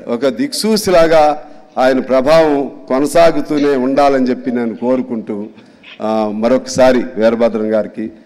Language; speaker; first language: Telugu; native; Telugu